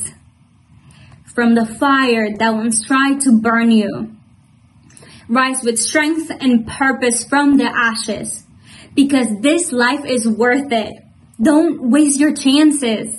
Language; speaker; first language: English; non-native, fluent; Spanish